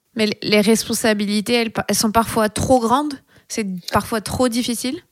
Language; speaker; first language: French; native; French